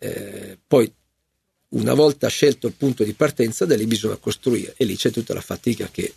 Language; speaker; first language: Italian; native; Italian